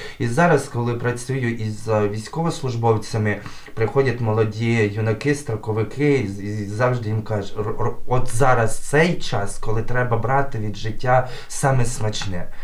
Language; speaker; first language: Ukrainian; native; Ukrainian